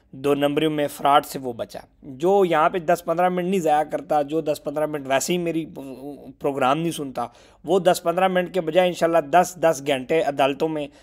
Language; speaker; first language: Urdu; non-native, local second language; Punjabi